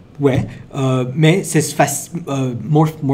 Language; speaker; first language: French; non-native, learner; English